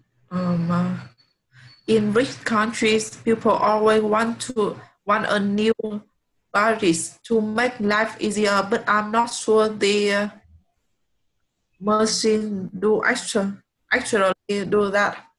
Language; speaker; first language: English; non-native, learner; Vietnamese